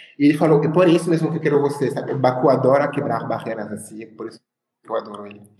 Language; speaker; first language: Portuguese; non-native, fluent; French